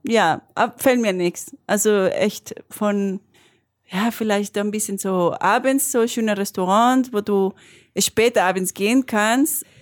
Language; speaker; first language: German; non-native, fluent; Spanish